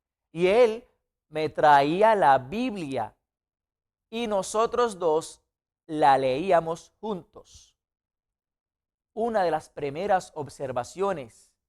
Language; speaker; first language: Spanish; non-native, fluent; Arabic